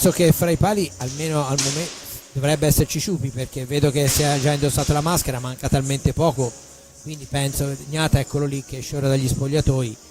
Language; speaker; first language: Italian; native; Italian